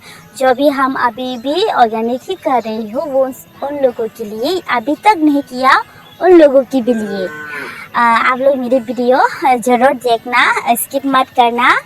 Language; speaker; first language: Hindi; non-native, local second language; Bodo